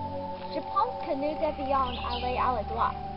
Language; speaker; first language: French; non-native, learner; English